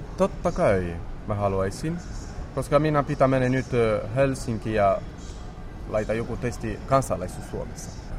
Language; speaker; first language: Finnish; non-native, learner; Romany